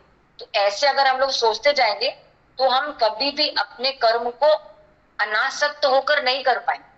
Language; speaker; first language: Hindi; native; Hindi